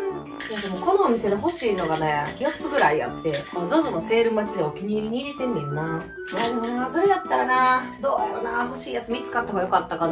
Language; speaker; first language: Japanese; native; Japanese